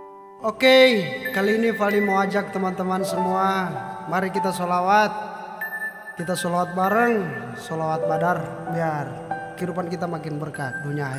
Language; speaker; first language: Indonesian; native; Indonesian